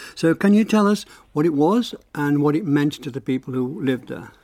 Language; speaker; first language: English; native; English